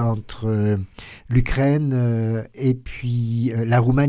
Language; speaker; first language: French; native; French